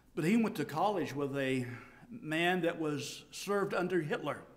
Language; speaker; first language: English; native; English